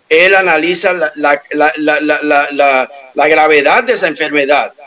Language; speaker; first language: Spanish; native; Spanish